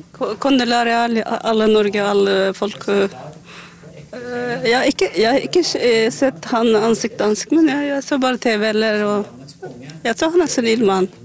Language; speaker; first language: Norwegian; non-native, learner; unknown